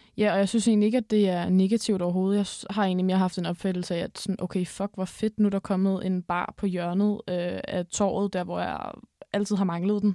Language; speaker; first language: Danish; native; Danish